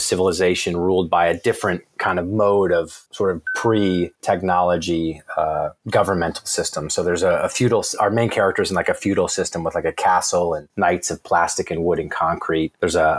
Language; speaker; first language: English; native; English